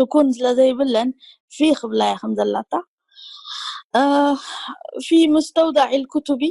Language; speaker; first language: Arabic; non-native, learner; Tigrinya